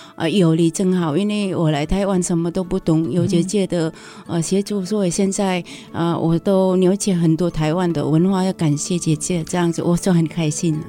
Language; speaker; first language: Chinese; non-native, learner; Vietnamese